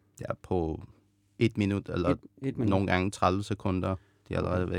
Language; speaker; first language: Danish; non-native, fluent; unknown